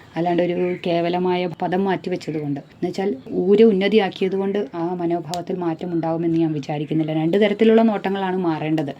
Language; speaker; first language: Malayalam; native; Malayalam